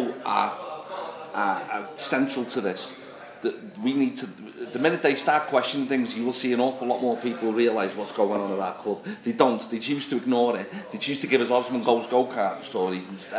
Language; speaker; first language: English; native; English